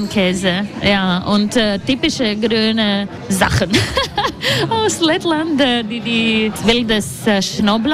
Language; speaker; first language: German; non-native, learner; Latvian